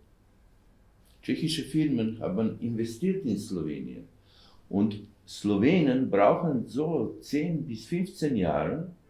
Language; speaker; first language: German; non-native, learner; Slovenian